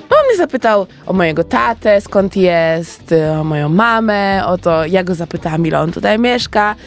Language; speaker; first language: Polish; native; Polish